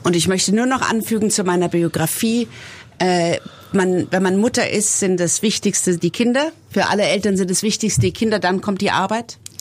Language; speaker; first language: German; native; German